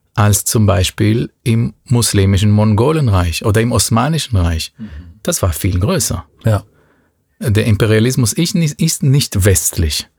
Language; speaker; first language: German; non-native, fluent; Hebrew